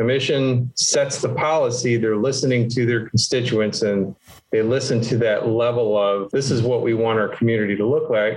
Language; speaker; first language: English; native; English